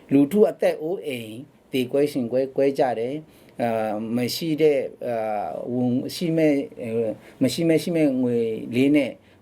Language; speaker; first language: Burmese; non-native, local second language; Shan